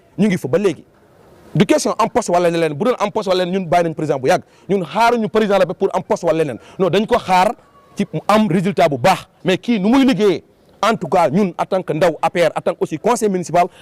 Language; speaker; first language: Wolof; non-native, local second language; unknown